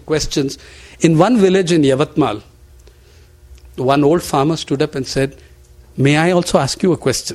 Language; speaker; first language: English; non-native, local second language; Telugu